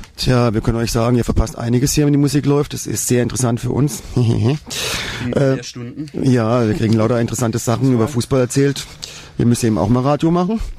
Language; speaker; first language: German; native; German